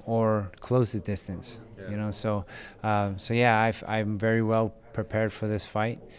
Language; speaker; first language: English; early bilingual, other home language; Filipino